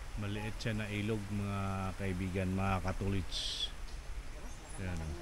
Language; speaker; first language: Filipino; non-native, local second language; Cebuano